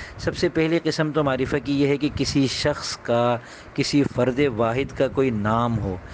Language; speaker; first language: Urdu; native; Urdu